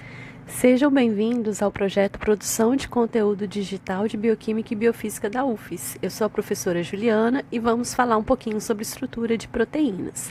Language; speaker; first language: Portuguese; native; Portuguese